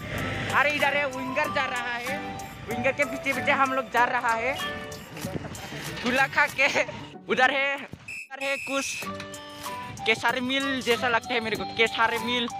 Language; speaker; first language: Hindi; non-native, local second language; Bodo